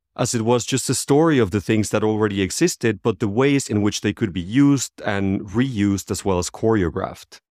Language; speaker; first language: English; non-native, fluent; Spanish